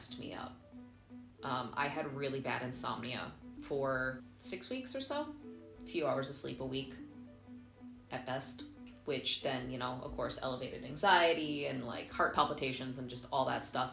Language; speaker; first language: English; native; English